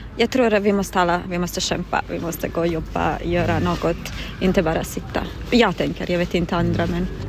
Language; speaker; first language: Swedish; non-native, learner; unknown